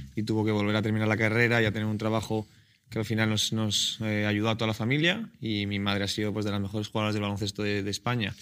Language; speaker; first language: Spanish; native; Spanish